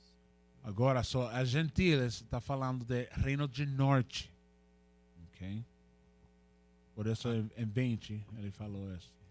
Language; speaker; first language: Portuguese; non-native, learner; Spanish